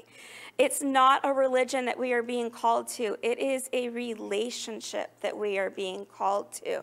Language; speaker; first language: English; native; English